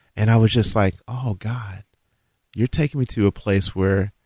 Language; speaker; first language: English; native; English